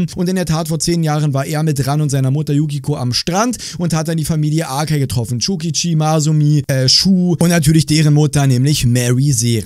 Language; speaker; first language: German; native; German